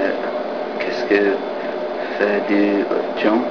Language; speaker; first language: French; non-native, learner; English